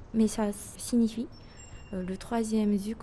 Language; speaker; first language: French; non-native, fluent; Japanese